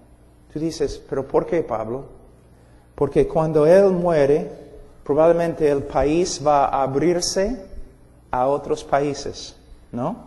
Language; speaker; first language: Spanish; non-native, fluent; English